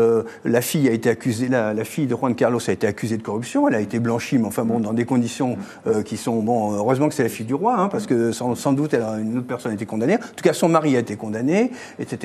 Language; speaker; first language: French; native; French